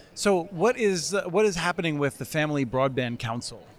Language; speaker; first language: English; native; English